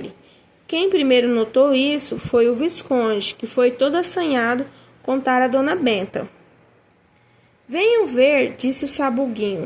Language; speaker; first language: Portuguese; native; Portuguese